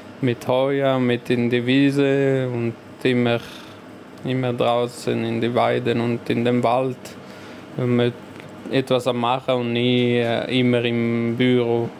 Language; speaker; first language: German; non-native, local second language; Italian